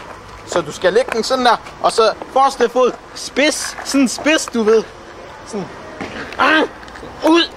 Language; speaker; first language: Danish; native; Danish